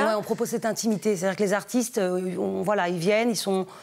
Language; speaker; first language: French; native; French